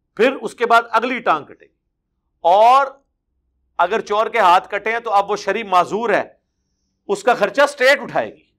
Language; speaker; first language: Urdu; non-native, local second language; Punjabi